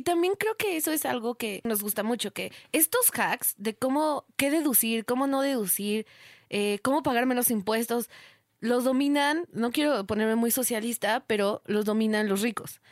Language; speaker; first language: Spanish; native; Spanish